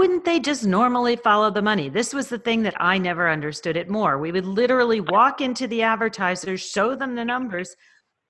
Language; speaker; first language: English; native; English